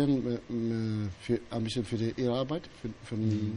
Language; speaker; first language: German; non-native, fluent; Albanian